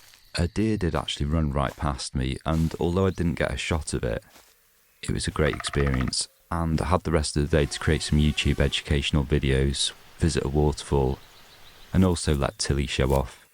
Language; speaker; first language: English; native; English